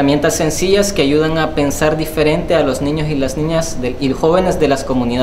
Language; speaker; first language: Spanish; native; Spanish